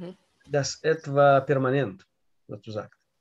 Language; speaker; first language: German; non-native, learner; Russian